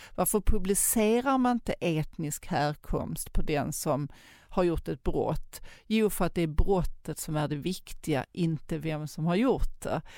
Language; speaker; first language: Swedish; native; Swedish